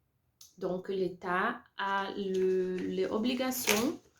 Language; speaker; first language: French; non-native, learner; Portuguese